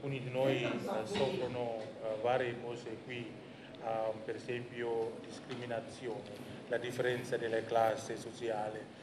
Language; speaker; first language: Italian; non-native, learner; Indonesian